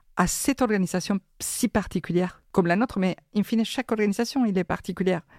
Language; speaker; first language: French; non-native, fluent; Spanish